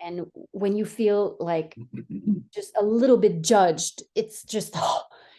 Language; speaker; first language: English; non-native, fluent; French